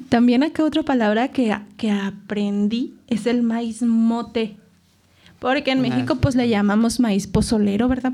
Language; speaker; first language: Spanish; native; Spanish